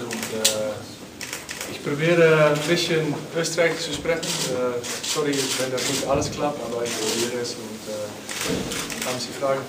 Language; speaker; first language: German; non-native, learner; Dutch